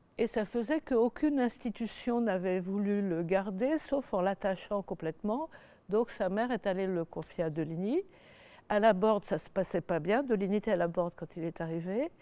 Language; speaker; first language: French; native; French